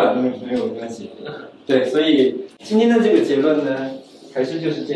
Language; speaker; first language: Chinese; native; Chinese